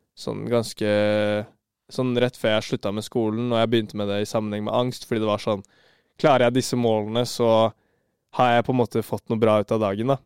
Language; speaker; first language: Norwegian; native; Norwegian